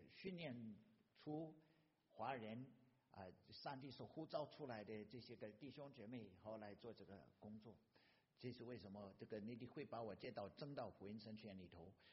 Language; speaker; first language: Chinese; non-native, fluent; English